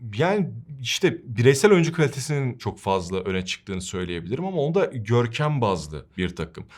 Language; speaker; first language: Turkish; native; Turkish